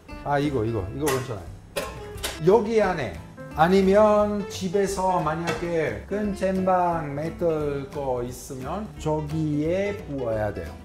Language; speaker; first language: Korean; non-native, fluent; Italian